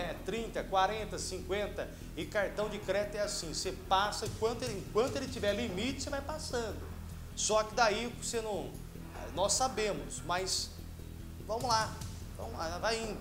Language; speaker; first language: Portuguese; native; Portuguese